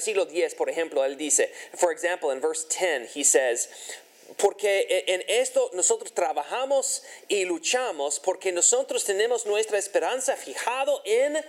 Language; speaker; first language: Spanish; non-native, fluent; English